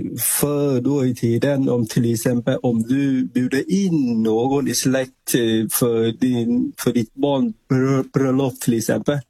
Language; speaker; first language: Swedish; non-native, fluent; Vietnamese